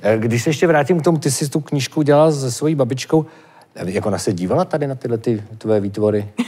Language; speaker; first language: Czech; native; Czech